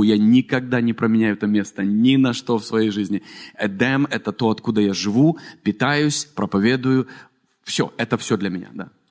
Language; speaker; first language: Russian; native; Russian